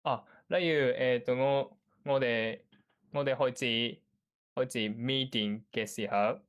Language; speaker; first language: Chinese; non-native, learner; Japanese